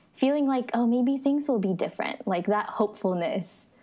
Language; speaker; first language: English; non-native, local second language; Filipino